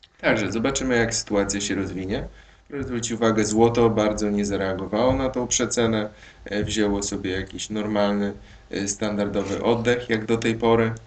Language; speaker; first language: Polish; native; Polish